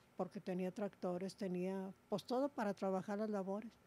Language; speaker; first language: Spanish; native; Spanish